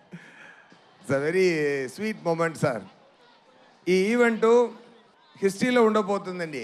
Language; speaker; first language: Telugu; non-native, learner; Tamil